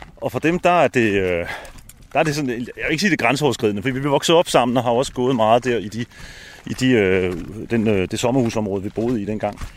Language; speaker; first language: Danish; native; Danish